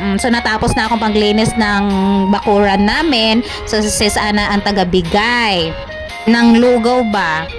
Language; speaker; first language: Filipino; non-native, local second language; Cebuano